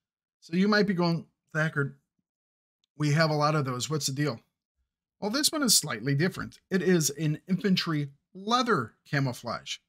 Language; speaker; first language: English; native; English